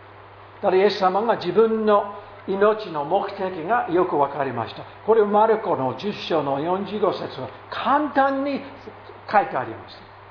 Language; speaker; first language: Japanese; non-native, fluent; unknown